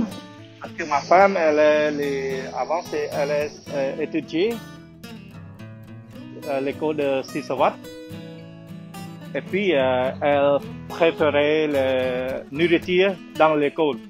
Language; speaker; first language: French; non-native, learner; Khmer